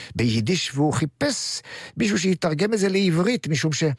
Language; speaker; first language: Hebrew; native; Hebrew